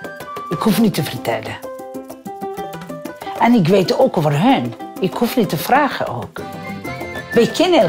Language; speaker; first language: Dutch; non-native, learner; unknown